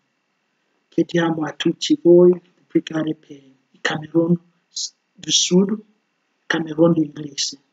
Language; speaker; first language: Italian; non-native, fluent; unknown